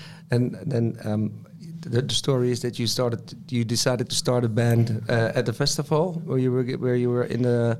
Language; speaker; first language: English; non-native, fluent; Dutch